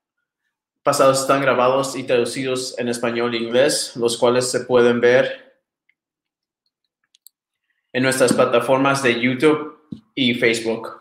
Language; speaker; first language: Spanish; early bilingual, other home language; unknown